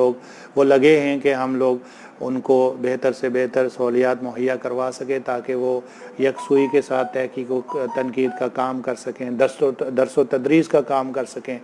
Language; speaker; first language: Urdu; native; Urdu